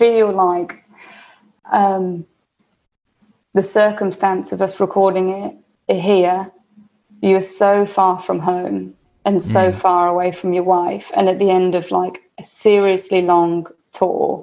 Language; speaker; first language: English; native; English